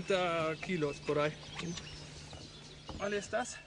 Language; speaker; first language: Spanish; non-native, fluent; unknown